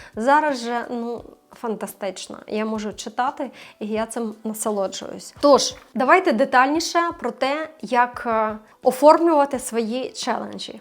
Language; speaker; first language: Ukrainian; non-native, local second language; Russian